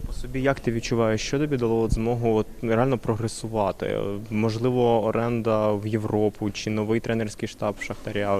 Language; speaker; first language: Ukrainian; native; Ukrainian